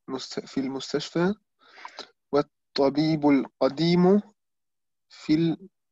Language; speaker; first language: Arabic; non-native, learner; German